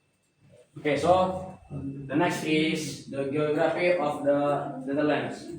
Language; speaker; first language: English; non-native, learner; Indonesian